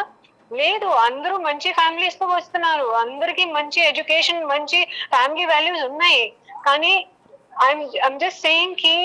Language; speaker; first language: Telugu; non-native, learner; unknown